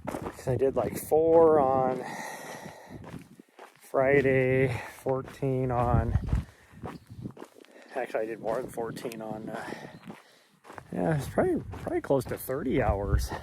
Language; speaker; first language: English; native; English